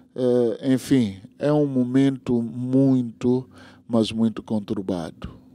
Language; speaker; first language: Portuguese; non-native, local second language; Tsonga